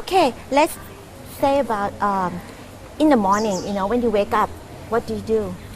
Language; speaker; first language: English; non-native, learner; Thai